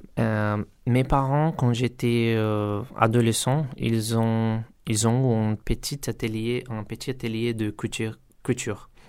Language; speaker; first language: French; non-native, learner; Portuguese